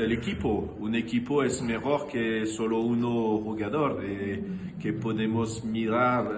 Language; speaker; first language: Spanish; non-native, learner; French